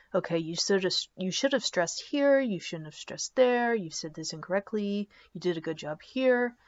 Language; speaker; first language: English; native; English